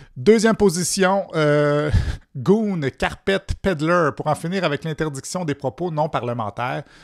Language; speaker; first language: French; native; French